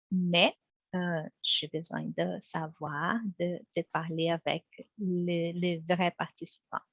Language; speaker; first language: French; non-native, fluent; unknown